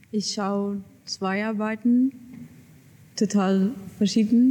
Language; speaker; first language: German; non-native, learner; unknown